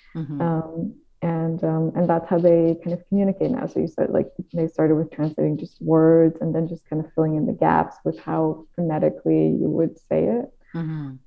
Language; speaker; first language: English; non-native, fluent; Dutch